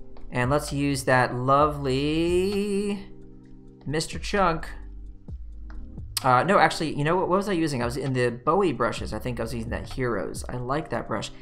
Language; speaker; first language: English; native; English